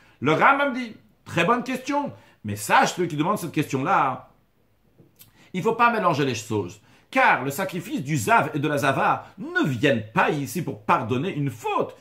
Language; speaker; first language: French; native; French